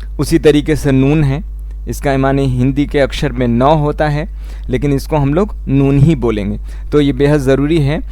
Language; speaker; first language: Hindi; native; Hindi